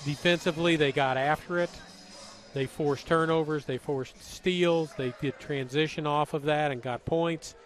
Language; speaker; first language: English; native; English